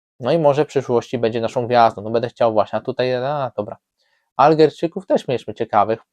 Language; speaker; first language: Polish; native; Polish